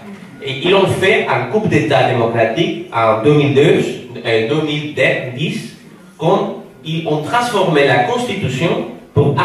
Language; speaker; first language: French; non-native, fluent; Spanish